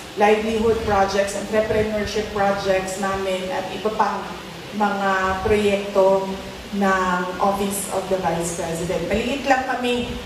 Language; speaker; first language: Filipino; non-native, local second language; Cebuano